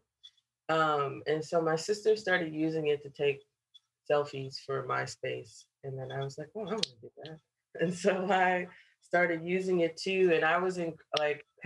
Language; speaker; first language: English; native; English